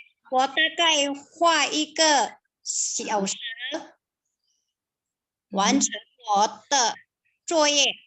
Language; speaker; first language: Chinese; non-native, learner; Indonesian